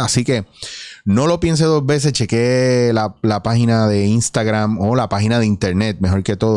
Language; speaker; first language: Spanish; native; Spanish